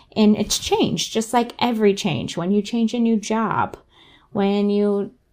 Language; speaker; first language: English; native; English